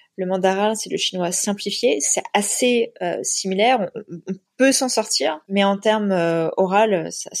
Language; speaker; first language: French; native; French